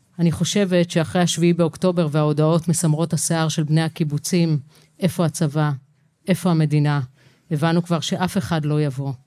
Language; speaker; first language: Hebrew; native; Hebrew